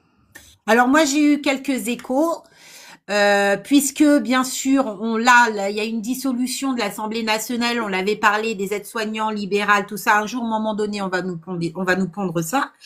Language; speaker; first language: French; native; French